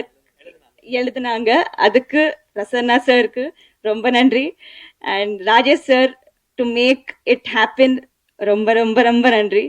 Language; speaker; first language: Tamil; non-native, learner; Telugu